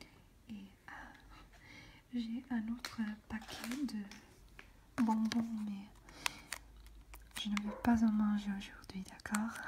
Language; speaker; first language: French; non-native, fluent; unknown